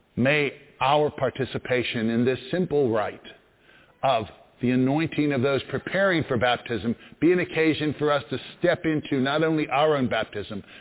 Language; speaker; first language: English; native; English